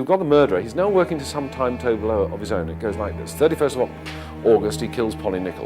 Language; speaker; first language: English; native; English